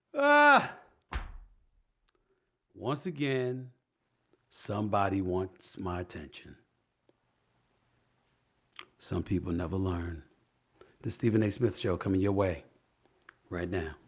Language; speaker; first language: English; native; English